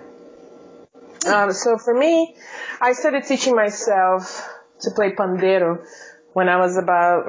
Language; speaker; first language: English; non-native, fluent; Portuguese